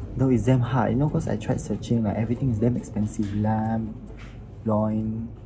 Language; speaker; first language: English; non-native, local second language; Pampanga